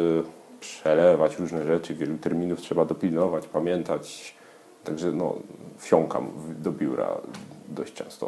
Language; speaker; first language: Polish; native; Polish